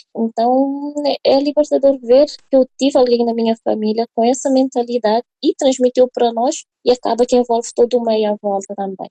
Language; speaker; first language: Portuguese; non-native, local second language; Kabuverdianu